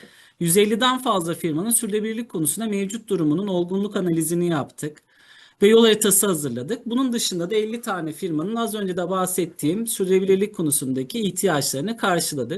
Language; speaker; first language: Turkish; native; Turkish